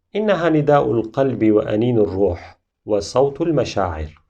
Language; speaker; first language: Arabic; non-native, fluent; Turkish